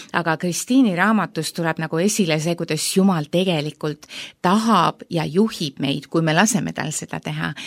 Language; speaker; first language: Estonian; native; Estonian